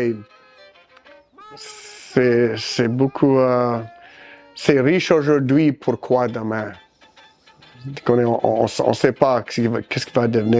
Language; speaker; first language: French; early bilingual, heritage; French